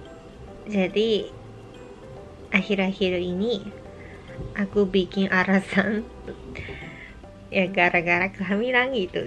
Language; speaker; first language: Indonesian; non-native, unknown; Japanese